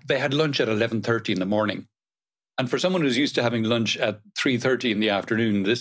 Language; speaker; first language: English; native; English